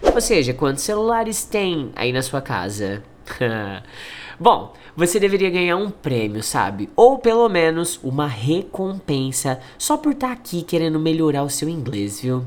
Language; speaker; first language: Portuguese; native; Portuguese